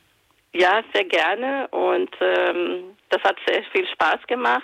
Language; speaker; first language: German; non-native, fluent; Portuguese